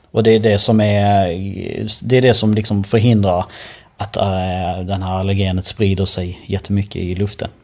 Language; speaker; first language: Swedish; early bilingual, other home language; Albanian